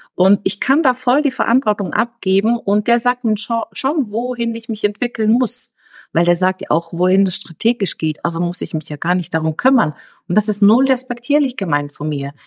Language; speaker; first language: German; early bilingual, other home language; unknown